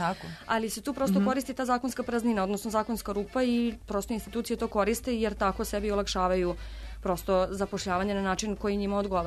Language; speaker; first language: Serbian; native; Serbian